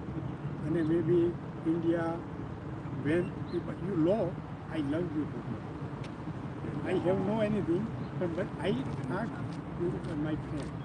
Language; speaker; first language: English; non-native, learner; Gujarati